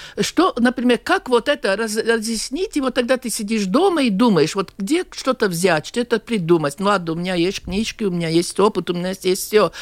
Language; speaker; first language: Russian; non-native, local second language; Latvian